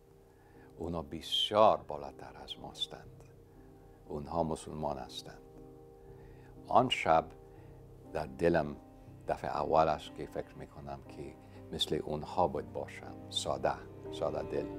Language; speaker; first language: Persian; non-native, fluent; English